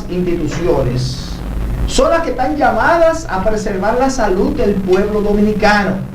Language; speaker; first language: Spanish; native; Spanish